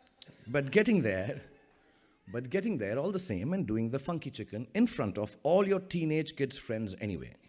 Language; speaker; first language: English; non-native, local second language; Hindi